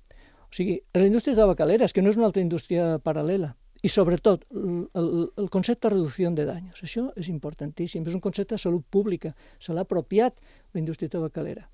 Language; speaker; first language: Catalan; native; Catalan